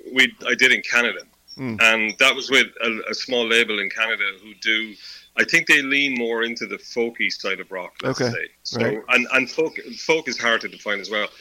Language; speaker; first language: English; native; English